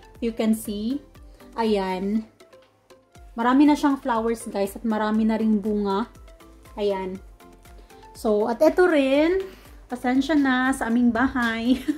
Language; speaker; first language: Filipino; non-native, local second language; Cebuano